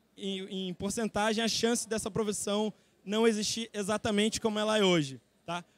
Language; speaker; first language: Portuguese; native; Portuguese